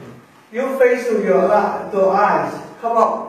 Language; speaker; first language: English; non-native, learner; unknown